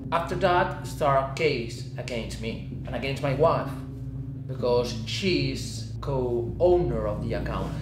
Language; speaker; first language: English; non-native, learner; Spanish